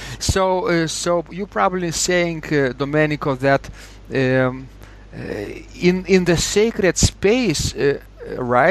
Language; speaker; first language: English; non-native, fluent; Lithuanian